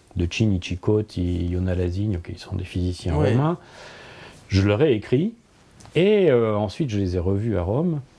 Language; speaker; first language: French; native; French